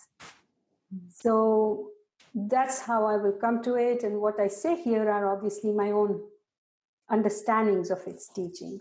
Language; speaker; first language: English; non-native, local second language; Urdu